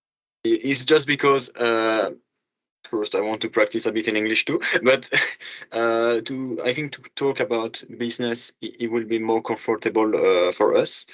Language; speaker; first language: English; non-native, fluent; French